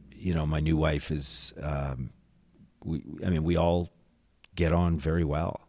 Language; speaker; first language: English; native; English